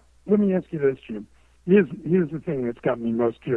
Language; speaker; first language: English; native; English